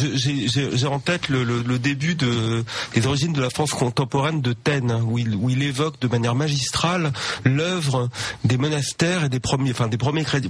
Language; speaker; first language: French; native; French